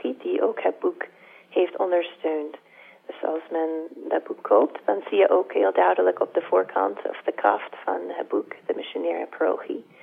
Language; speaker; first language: Dutch; non-native, fluent; English